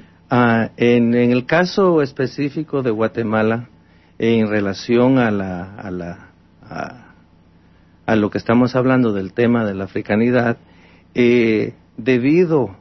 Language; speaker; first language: Spanish; native; Spanish